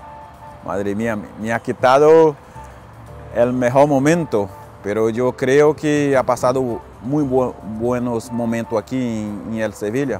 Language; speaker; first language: Spanish; non-native, fluent; Portuguese